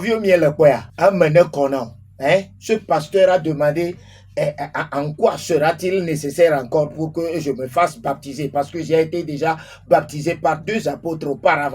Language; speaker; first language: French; non-native, local second language; Ewe